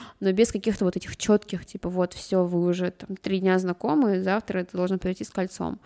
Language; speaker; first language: Russian; early bilingual, other home language; Armenian